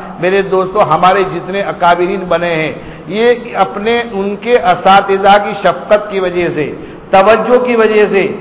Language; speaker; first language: Urdu; non-native, local second language; Gujarati